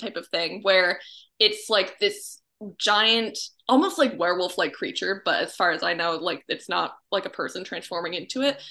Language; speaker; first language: English; native; English